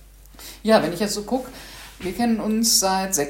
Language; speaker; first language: German; native; German